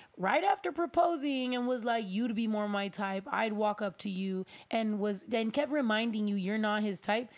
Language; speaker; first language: English; early bilingual, other home language; Spanish